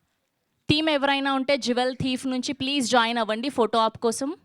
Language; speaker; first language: Telugu; native; Telugu